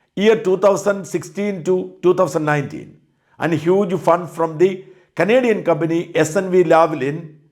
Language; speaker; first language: English; non-native, local second language; Malayalam